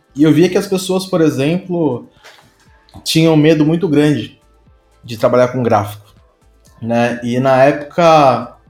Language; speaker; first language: Portuguese; native; Portuguese